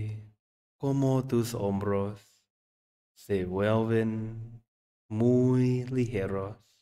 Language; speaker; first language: Spanish; non-native, fluent; English